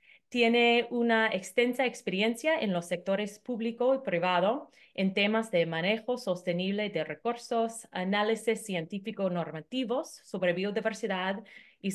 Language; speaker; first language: Spanish; non-native, fluent; English